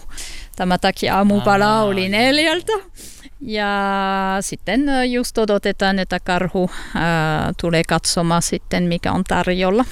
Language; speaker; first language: Finnish; non-native, learner; French